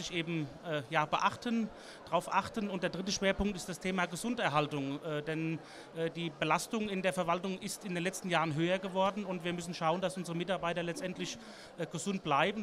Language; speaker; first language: German; native; German